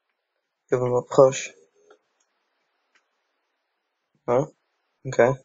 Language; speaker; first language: English; native; English